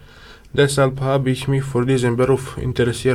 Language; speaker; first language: German; non-native, fluent; Serbian